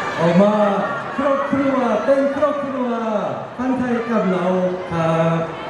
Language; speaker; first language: Thai; non-native, learner; Korean